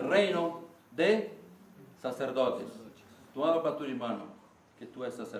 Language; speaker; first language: Spanish; non-native, learner; Portuguese